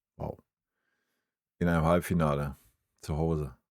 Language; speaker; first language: German; native; German